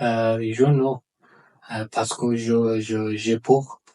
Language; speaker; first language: French; non-native, learner; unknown